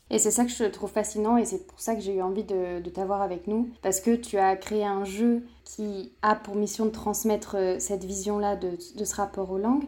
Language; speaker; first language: French; native; French